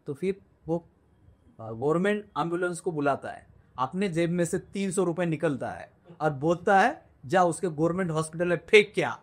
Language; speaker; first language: Hindi; non-native, local second language; Marathi